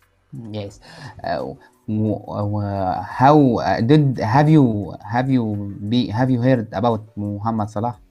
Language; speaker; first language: English; non-native, learner; Arabic